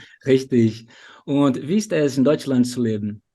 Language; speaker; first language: German; non-native, fluent; Portuguese